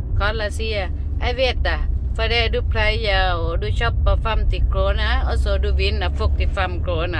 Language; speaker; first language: Norwegian; non-native, learner; Thai